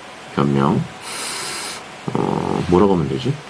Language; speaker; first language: Korean; native; Korean